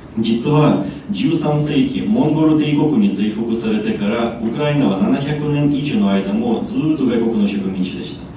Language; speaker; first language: Japanese; non-native, fluent; Ukrainian